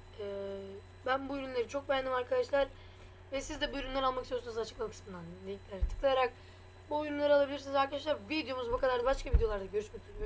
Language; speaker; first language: Turkish; native; Turkish